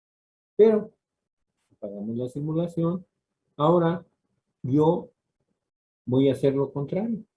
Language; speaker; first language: Spanish; native; Spanish